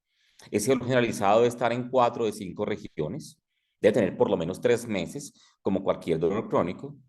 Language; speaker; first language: Spanish; native; Spanish